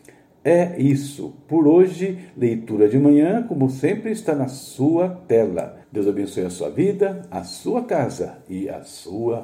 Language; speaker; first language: Portuguese; native; Portuguese